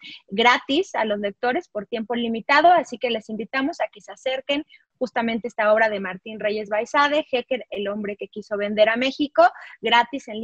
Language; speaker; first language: Spanish; native; Spanish